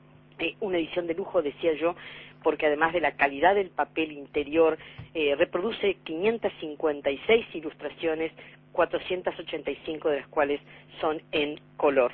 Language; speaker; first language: Spanish; native; Spanish